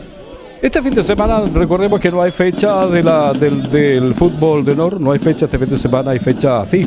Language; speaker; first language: Spanish; native; Spanish